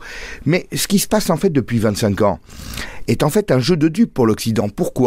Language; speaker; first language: French; native; French